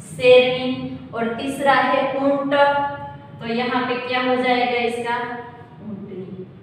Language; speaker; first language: Hindi; non-native, local second language; Gujarati